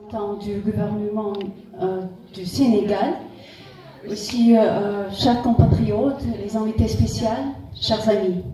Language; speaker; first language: French; non-native, fluent; Russian